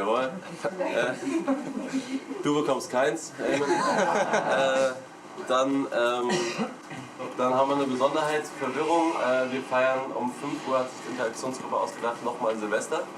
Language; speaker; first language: German; native; German